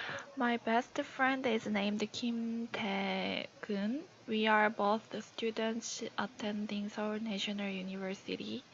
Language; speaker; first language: English; non-native, learner; Korean